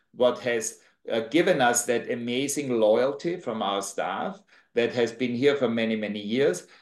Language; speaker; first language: English; non-native, fluent; German